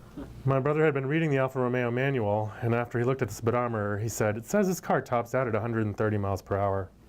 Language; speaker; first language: English; native; English